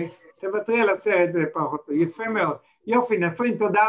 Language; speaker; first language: Hebrew; native; Hebrew